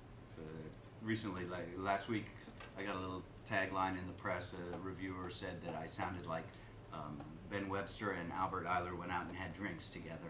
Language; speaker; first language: English; native; English